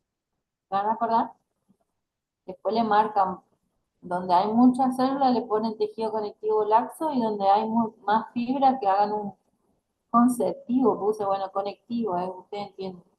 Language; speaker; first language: Spanish; native; Spanish